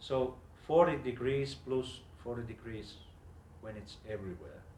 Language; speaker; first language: English; non-native, fluent; Finnish